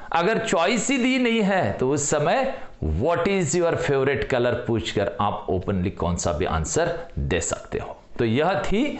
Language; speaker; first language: Hindi; non-native, local second language; Marathi